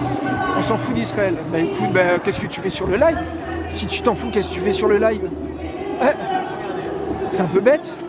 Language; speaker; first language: French; native; French